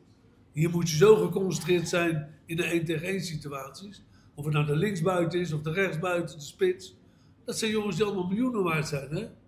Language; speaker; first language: Dutch; native; Dutch